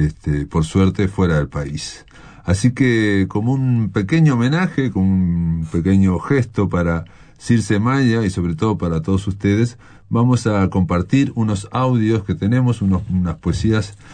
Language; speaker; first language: Spanish; native; Spanish